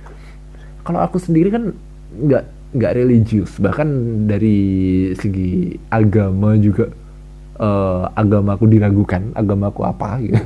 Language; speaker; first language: Indonesian; native; Indonesian